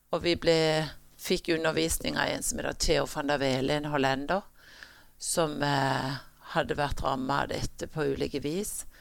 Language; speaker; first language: Norwegian; native; Norwegian